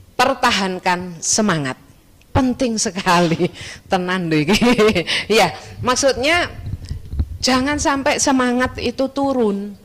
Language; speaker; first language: Indonesian; non-native, local second language; Javanese